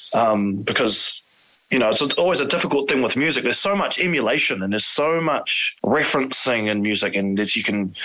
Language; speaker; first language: English; native; English